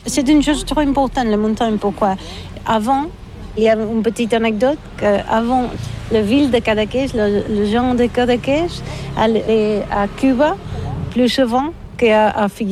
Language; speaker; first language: French; non-native, learner; Catalan